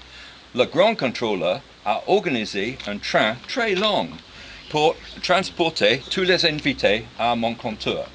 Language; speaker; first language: French; non-native, learner; English